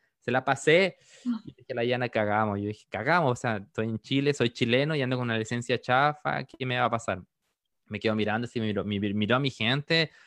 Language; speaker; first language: Spanish; native; Spanish